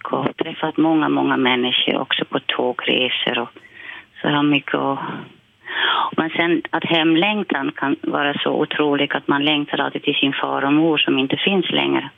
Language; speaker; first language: Swedish; non-native, fluent; Dutch